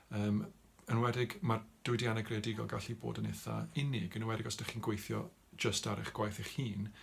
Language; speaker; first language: Welsh; non-native, local second language; English